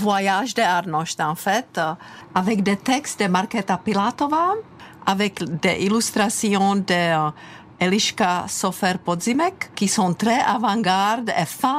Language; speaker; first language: French; non-native, fluent; Czech